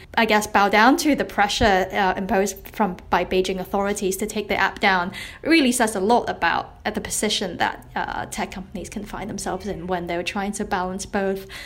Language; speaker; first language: English; non-native, local second language; Cantonese